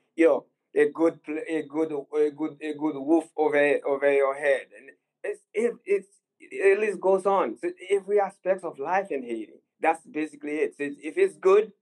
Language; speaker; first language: English; non-native, fluent; Haitian Creole